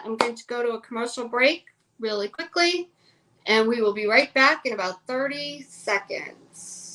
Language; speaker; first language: English; native; English